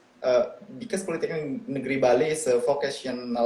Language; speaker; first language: English; non-native, local second language; Indonesian